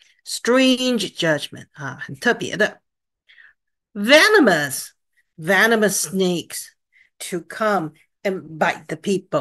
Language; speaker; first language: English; non-native, fluent; Chinese